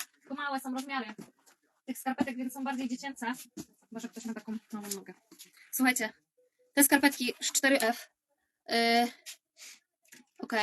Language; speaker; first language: Polish; native; Polish